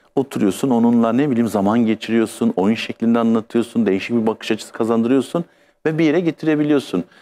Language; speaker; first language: Turkish; native; Turkish